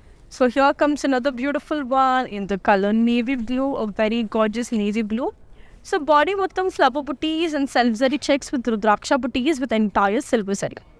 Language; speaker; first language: English; non-native, local second language; Telugu